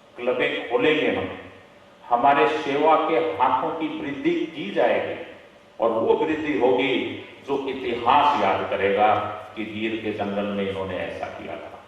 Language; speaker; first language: Hindi; native; Hindi